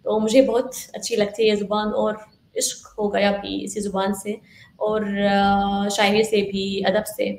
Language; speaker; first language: Hindi; non-native, fluent; Arabic